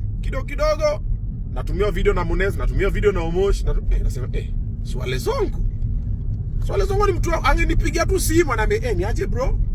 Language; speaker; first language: Swahili; native; Swahili